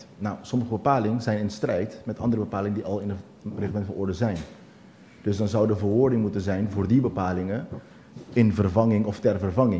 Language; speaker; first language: Dutch; non-native, local second language; Papiamento